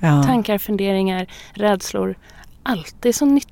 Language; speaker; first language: Swedish; native; Swedish